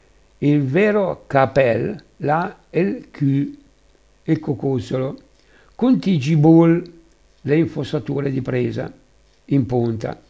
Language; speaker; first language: Italian; native; Italian